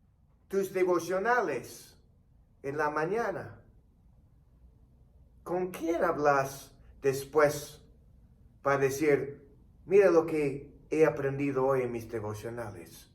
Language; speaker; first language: Spanish; non-native, fluent; English